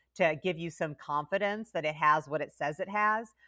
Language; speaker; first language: English; native; English